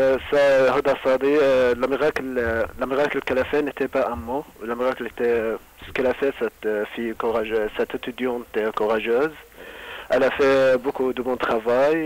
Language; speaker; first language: French; non-native, fluent; Arabic